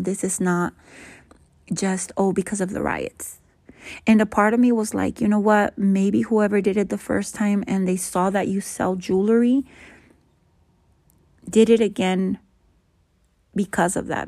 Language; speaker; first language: English; early bilingual, other home language; Spanish